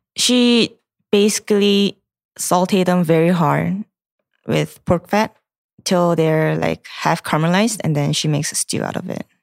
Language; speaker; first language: English; non-native, fluent; Korean